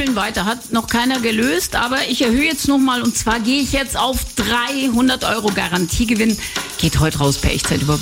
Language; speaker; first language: German; native; German